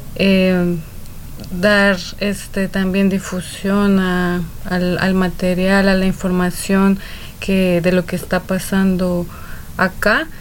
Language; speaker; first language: Spanish; native; Spanish